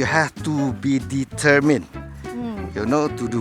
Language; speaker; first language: English; non-native, fluent; Indonesian